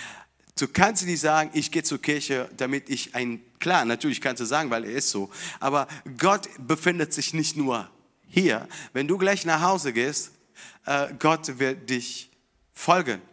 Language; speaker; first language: German; non-native, fluent; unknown